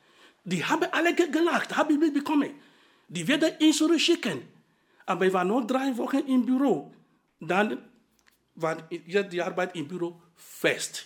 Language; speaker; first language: German; non-native, fluent; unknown